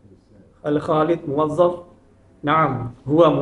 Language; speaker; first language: Arabic; non-native, learner; Indonesian